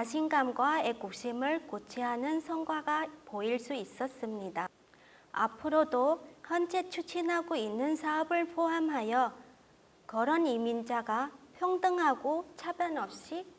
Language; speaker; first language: Korean; non-native, fluent; Vietnamese